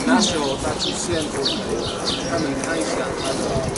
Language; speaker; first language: Chinese; non-native, fluent; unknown